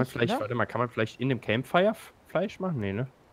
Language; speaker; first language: German; native; German